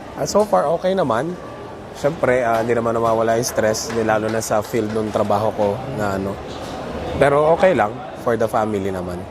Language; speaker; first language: Filipino; native; Filipino